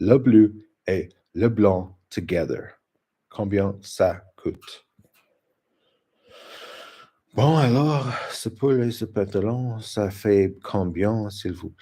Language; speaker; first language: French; non-native, learner; English